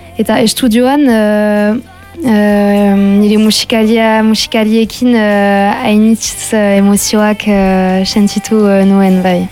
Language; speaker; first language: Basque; non-native, local second language; French